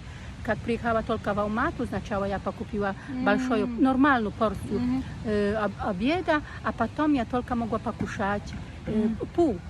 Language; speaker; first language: Russian; non-native, learner; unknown